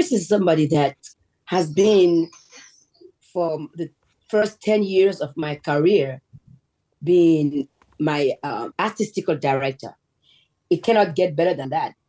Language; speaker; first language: English; non-native, fluent; Yoruba